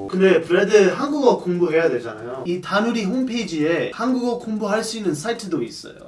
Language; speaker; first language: Korean; non-native, fluent; English